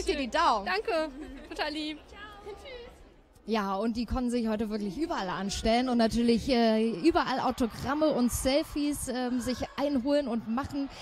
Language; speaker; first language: German; native; German